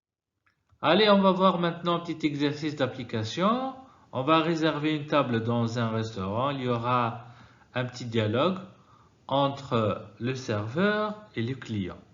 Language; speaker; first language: French; non-native, fluent; Arabic